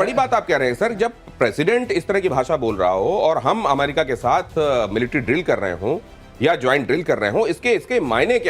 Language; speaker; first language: Hindi; native; Hindi